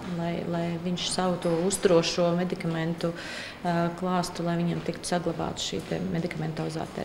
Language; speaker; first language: Latvian; native; Latvian